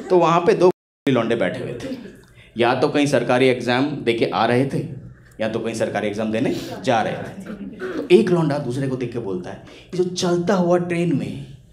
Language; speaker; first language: Hindi; non-native, local second language; Bangla